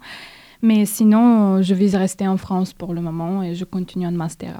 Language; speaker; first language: French; non-native, fluent; Bulgarian